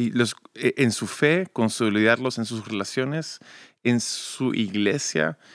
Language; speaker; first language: Spanish; early bilingual, other home language; English